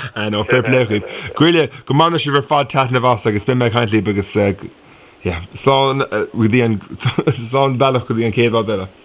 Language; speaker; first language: Irish; non-native, local second language; English